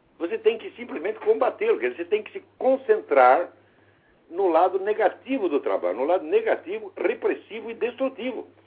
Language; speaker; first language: Portuguese; native; Portuguese